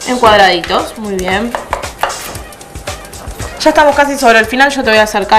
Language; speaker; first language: Spanish; native; Spanish